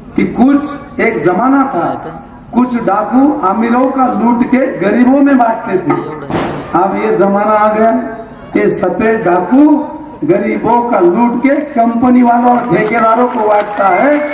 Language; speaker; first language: Hindi; non-native, local second language; Marathi